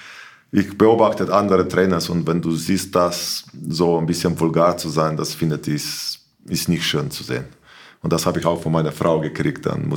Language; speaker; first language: German; non-native, learner; Slovenian